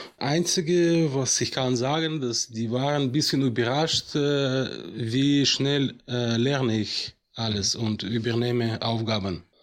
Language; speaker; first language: German; non-native, fluent; Russian